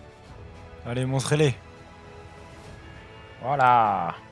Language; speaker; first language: French; native; French